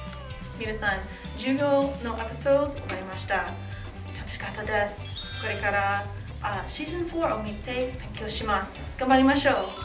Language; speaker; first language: Japanese; non-native, learner; English